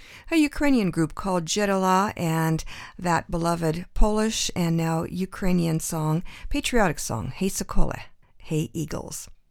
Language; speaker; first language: English; early bilingual, other home language; Ukrainian